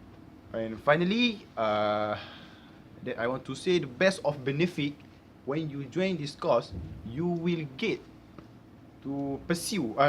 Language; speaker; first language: English; non-native, learner; Malay